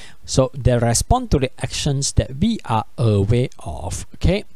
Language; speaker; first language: English; non-native, local second language; Chinese